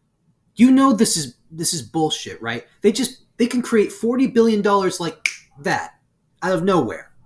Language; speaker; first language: English; native; English